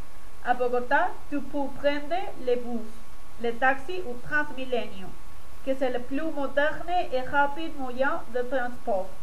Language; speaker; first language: French; non-native, learner; Spanish